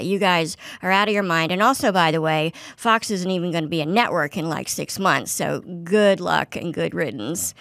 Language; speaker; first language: English; native; English